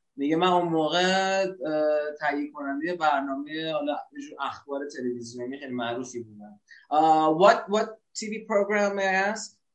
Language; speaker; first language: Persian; native; Persian